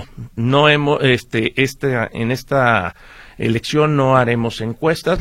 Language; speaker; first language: Spanish; native; Spanish